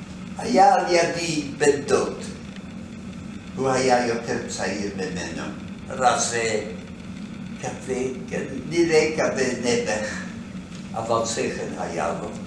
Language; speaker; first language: Hebrew; non-native, fluent; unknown